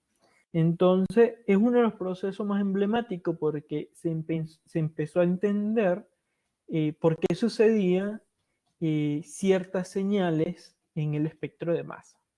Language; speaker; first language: Spanish; native; Spanish